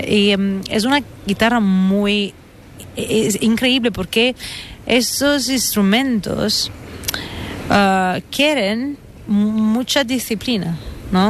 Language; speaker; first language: Spanish; non-native, fluent; Italian